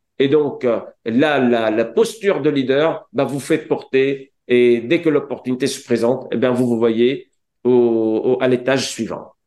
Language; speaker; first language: French; non-native, local second language; Arabic